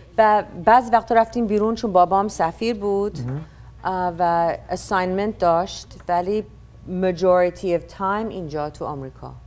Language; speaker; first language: Persian; early bilingual, heritage; Persian